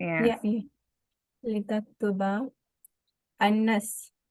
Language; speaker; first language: Arabic; non-native, learner; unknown